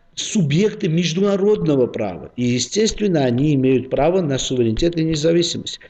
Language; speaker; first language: Russian; non-native, local second language; Georgian